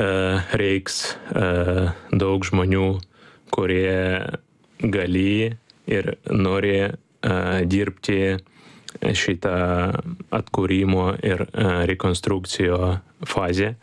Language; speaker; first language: Lithuanian; non-native, learner; Ukrainian